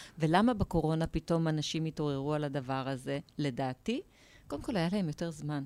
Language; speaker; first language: Hebrew; native; Hebrew